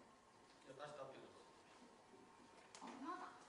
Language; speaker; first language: Korean; native; Korean